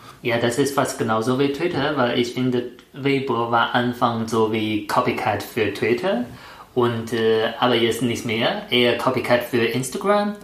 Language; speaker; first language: German; non-native, fluent; Chinese